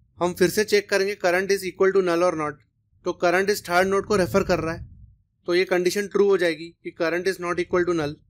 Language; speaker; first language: Hindi; native; Hindi